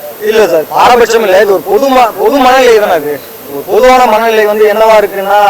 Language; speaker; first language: Tamil; native; Tamil